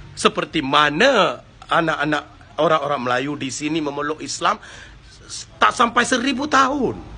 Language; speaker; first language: Malay; non-native, local second language; Tamil